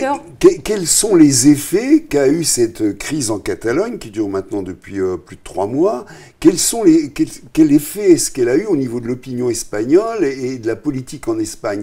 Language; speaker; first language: French; native; French